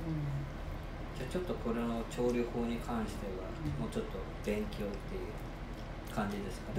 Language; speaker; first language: Japanese; native; Japanese